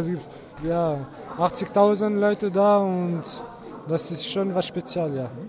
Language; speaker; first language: German; non-native, learner; French